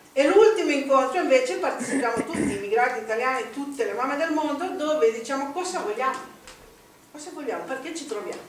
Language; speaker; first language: Italian; non-native, fluent; Spanish